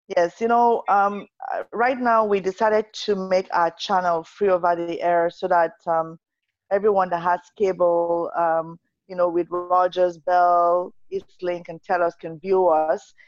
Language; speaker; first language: English; non-native, local second language; Yoruba